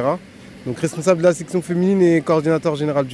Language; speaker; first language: French; native; French